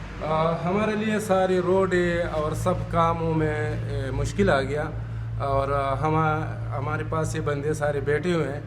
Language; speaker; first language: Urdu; non-native, local second language; Pashto